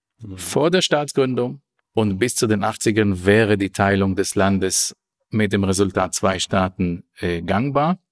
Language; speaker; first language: German; non-native, fluent; Hebrew